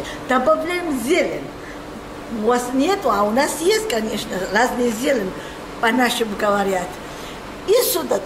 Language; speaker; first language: Russian; non-native, fluent; Georgian